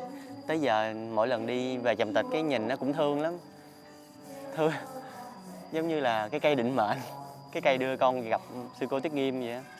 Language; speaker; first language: Vietnamese; native; Vietnamese